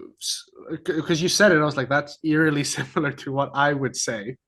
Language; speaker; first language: English; non-native, fluent; Icelandic